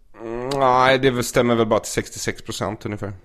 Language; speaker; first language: Swedish; native; Swedish